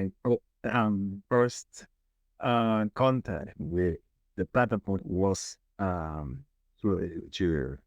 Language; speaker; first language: English; non-native, learner; Spanish